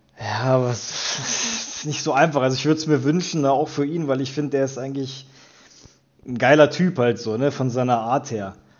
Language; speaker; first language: German; native; German